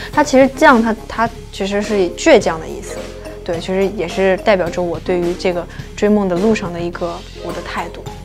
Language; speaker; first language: Chinese; native; Chinese